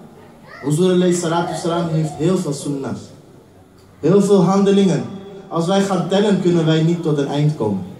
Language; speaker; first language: Dutch; early bilingual, heritage; Urdu